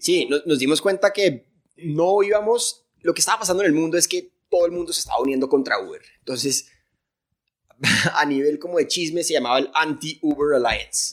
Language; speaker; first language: Spanish; native; Spanish